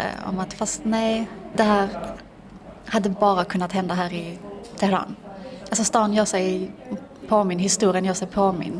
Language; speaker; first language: Swedish; early bilingual, other home language; Persian